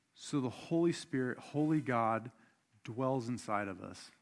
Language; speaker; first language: English; native; English